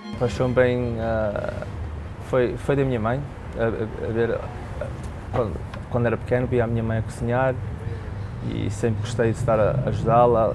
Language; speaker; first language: Portuguese; early bilingual, heritage; Portuguese